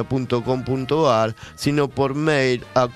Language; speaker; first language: Spanish; native; Spanish